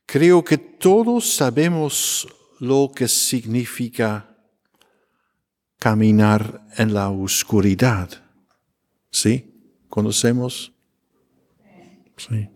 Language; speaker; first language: Spanish; non-native, fluent; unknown